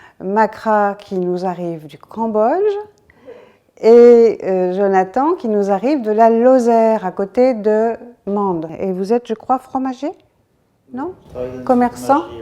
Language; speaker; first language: French; native; French